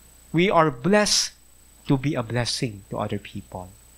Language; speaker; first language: English; non-native, local second language; Min Nan Chinese